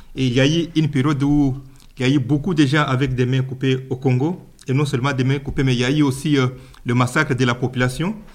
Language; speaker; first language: French; non-native, local second language; Luba-Lulua